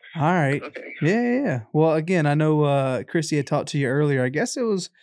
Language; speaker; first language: English; native; English